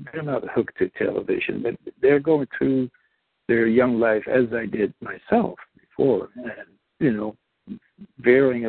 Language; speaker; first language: English; non-native, fluent; Dutch